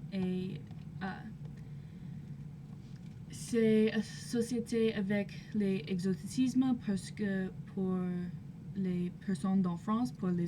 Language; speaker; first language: French; non-native, learner; English